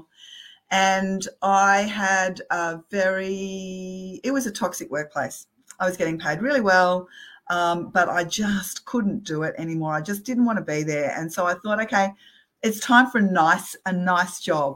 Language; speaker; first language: English; native; English